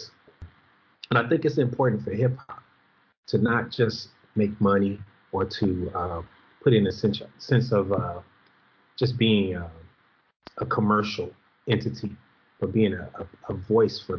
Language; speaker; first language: English; native; English